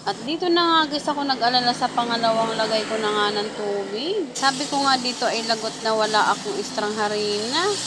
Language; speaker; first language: Filipino; non-native, local second language; Bikol